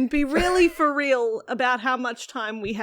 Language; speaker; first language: English; native; English